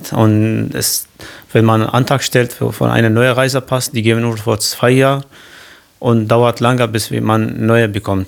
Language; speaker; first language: German; non-native, learner; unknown